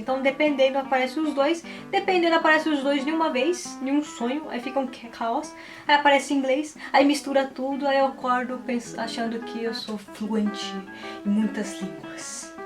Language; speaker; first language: Portuguese; early bilingual, heritage; Portuguese